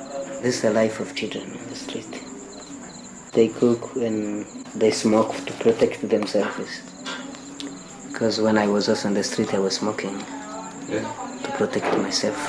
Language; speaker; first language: English; non-native, local second language; Swahili